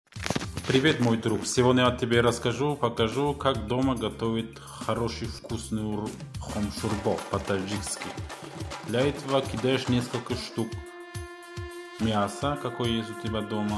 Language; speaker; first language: Russian; non-native, fluent; Tajik